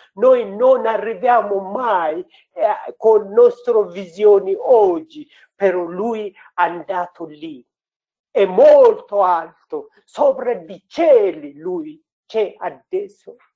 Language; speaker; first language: Italian; non-native, learner; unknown